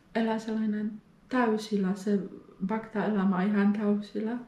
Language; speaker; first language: Finnish; non-native, fluent; Polish